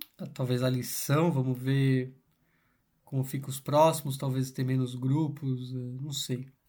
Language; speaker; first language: Portuguese; native; Portuguese